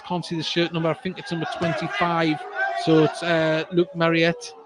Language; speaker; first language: English; native; English